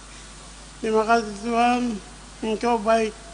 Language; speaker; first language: Indonesian; non-native, local second language; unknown